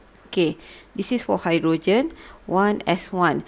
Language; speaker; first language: English; non-native, local second language; Malay